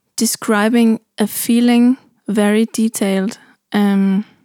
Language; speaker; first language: English; non-native, fluent; German